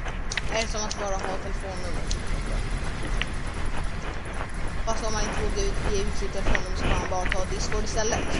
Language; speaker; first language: Swedish; native; Swedish